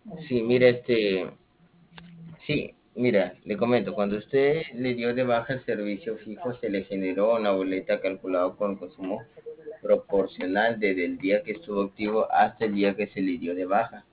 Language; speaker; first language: Spanish; native; Spanish